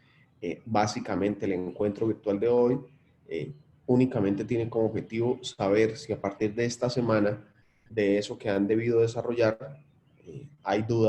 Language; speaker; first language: Spanish; native; Spanish